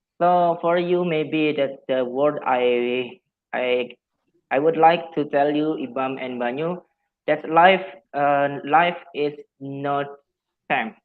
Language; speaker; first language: English; non-native, fluent; Javanese